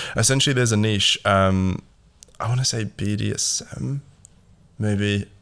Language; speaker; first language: English; early bilingual, other home language; Latvian